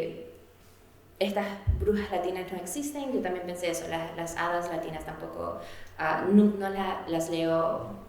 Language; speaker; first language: Spanish; early bilingual, heritage; Spanish